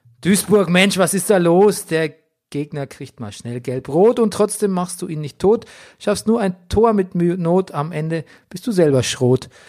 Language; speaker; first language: German; native; German